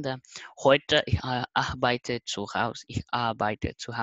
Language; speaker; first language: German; non-native, learner; Portuguese